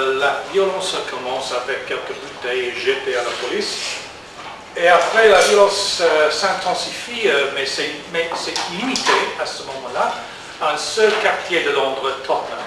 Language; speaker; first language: French; non-native, learner; English